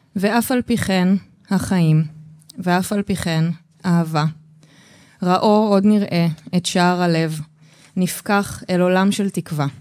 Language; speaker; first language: Hebrew; native; Hebrew